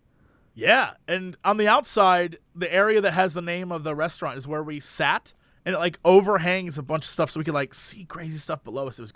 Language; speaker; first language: English; native; English